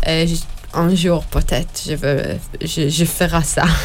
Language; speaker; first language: French; non-native, learner; Hebrew